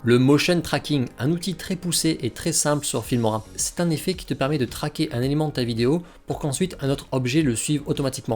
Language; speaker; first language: French; native; French